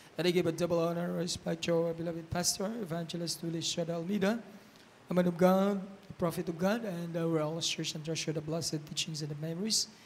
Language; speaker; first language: English; non-native, local second language; Filipino